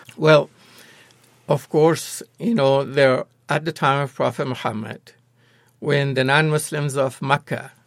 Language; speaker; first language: English; non-native, fluent; Persian